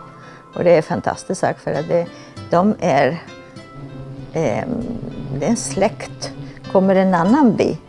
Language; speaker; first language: Swedish; non-native, fluent; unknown